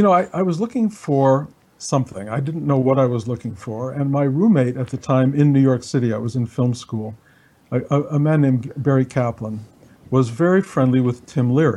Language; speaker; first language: English; native; English